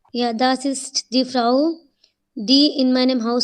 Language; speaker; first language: German; non-native, learner; Hindi